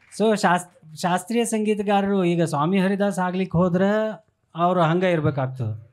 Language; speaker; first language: Kannada; native; Kannada